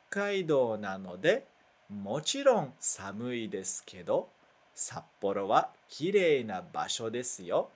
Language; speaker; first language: Japanese; non-native, fluent; Portuguese